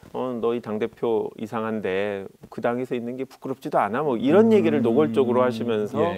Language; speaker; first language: Korean; native; Korean